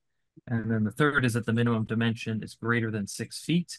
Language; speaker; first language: English; native; English